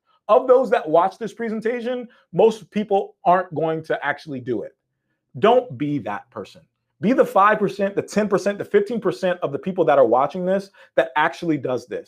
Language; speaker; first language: English; native; English